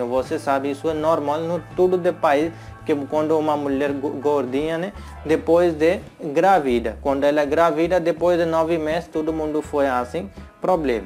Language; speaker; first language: Portuguese; non-native, learner; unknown